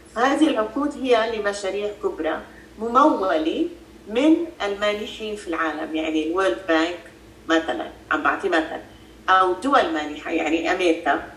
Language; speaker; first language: Arabic; native; Arabic